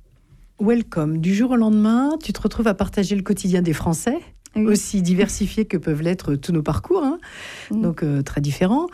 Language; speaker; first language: French; native; French